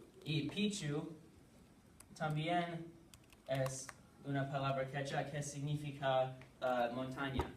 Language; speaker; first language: Spanish; non-native, learner; English